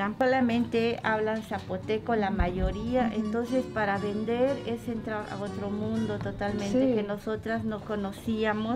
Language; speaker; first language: Spanish; non-native, local second language; Zapotec